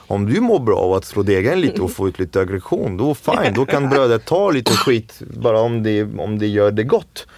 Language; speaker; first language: Swedish; non-native, fluent; French